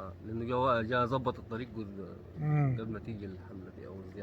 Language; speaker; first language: Arabic; native; Arabic